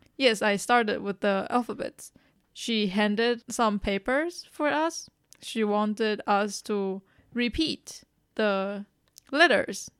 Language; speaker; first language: English; non-native, fluent; Chinese